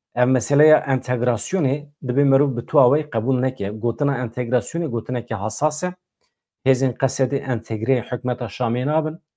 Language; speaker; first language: Kurdish; native; Kurdish